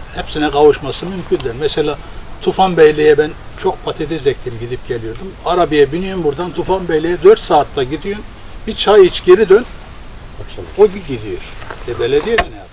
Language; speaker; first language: Turkish; native; Turkish